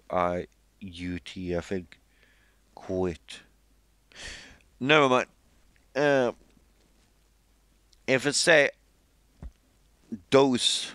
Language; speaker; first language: English; non-native, fluent; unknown